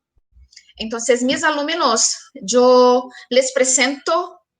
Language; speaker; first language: Spanish; non-native, fluent; Portuguese